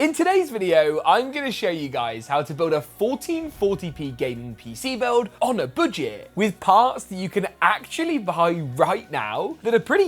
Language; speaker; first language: English; native; English